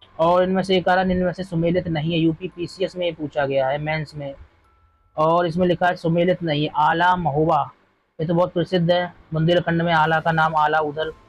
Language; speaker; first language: Hindi; native; Hindi